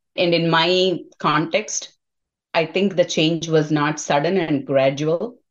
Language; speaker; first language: English; non-native, local second language; Telugu